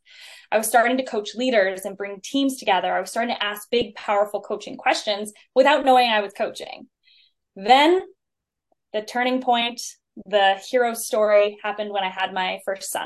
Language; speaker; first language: English; native; English